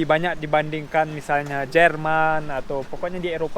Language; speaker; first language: Indonesian; early bilingual, heritage; Indonesian